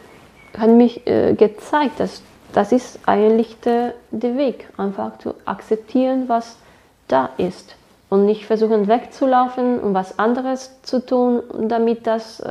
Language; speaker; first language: German; non-native, fluent; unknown